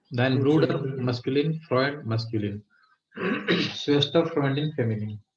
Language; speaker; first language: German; non-native, fluent; Hindi